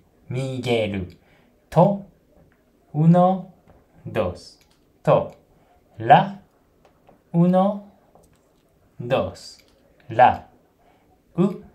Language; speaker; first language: Spanish; non-native, fluent; Japanese